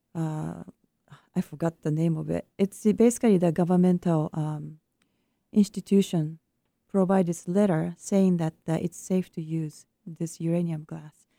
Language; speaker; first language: English; non-native, fluent; Japanese